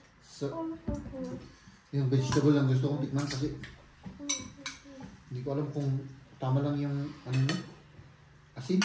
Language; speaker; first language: Filipino; native; Filipino